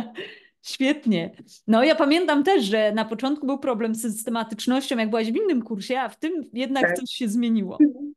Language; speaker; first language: Polish; native; Polish